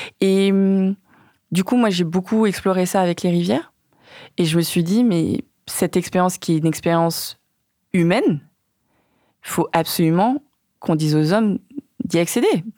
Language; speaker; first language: French; early bilingual, other home language; Vietnamese